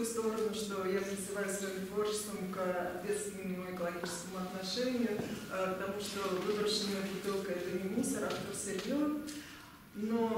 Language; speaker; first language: Russian; native; Russian